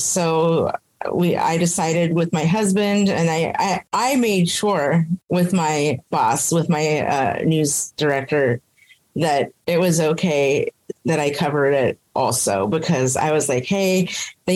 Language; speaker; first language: English; native; English